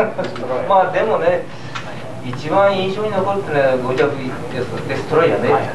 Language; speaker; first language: Japanese; native; Japanese